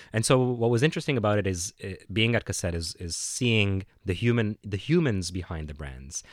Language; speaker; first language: English; non-native, fluent; Arabic